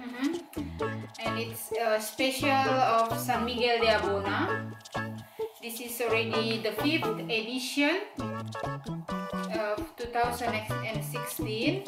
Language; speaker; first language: English; non-native, fluent; Indonesian